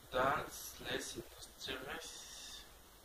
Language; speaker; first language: French; non-native, learner; Spanish